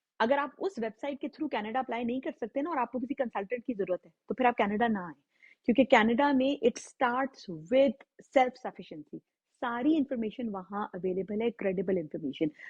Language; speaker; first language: Urdu; native; Urdu